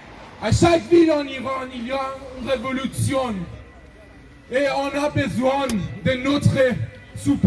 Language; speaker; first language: French; non-native, learner; Persian